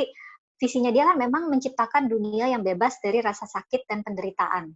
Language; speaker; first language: Indonesian; native; Indonesian